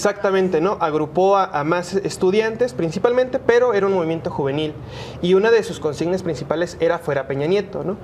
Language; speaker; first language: Spanish; native; Spanish